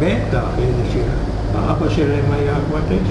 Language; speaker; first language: Hebrew; non-native, fluent; Hungarian